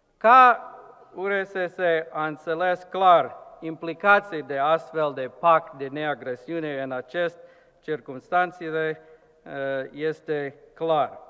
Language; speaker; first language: Romanian; non-native, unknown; English